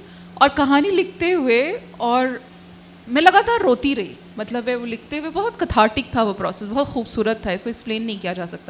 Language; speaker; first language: Hindi; native; Hindi